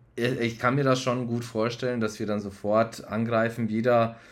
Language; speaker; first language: German; non-native, fluent; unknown